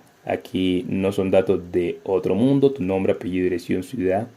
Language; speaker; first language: Spanish; native; Spanish